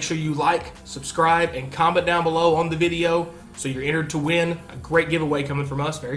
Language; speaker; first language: English; native; English